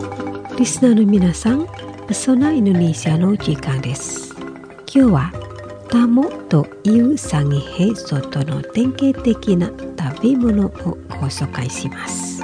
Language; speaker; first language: Japanese; non-native, fluent; Indonesian